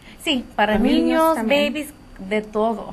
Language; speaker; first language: Spanish; early bilingual, heritage; Spanish